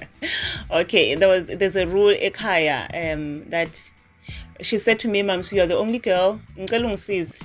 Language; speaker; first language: English; non-native, local second language; Zulu